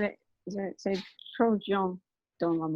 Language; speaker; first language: French; non-native, learner; English